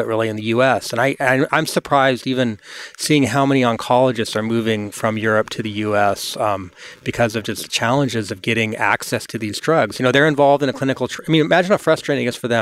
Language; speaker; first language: English; native; English